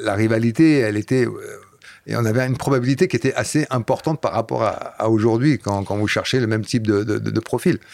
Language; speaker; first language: French; non-native, fluent; Dutch